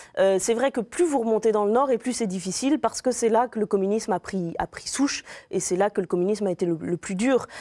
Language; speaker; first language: French; native; French